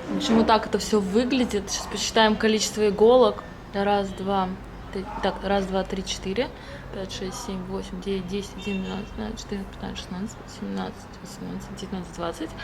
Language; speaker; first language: Russian; native; Russian